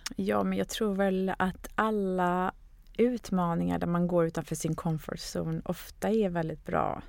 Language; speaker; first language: Swedish; native; Swedish